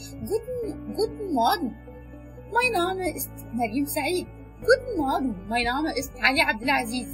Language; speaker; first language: German; non-native, learner; Arabic